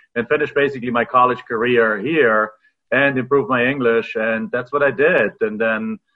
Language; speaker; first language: English; non-native, fluent; German